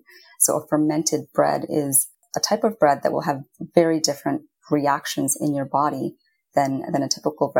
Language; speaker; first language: English; native; English